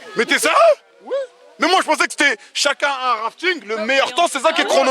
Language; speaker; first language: French; native; French